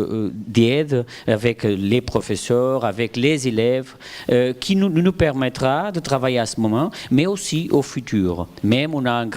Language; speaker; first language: French; non-native, fluent; Portuguese